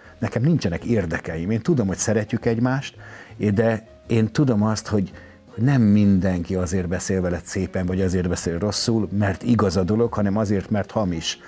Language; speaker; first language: Hungarian; native; Hungarian